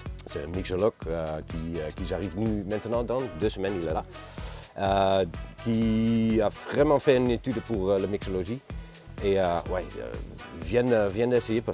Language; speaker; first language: French; non-native, learner; Dutch